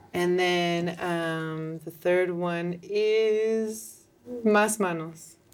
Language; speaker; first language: English; early bilingual, other home language; Spanish